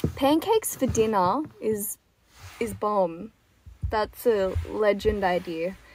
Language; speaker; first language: English; early bilingual, other home language; Korean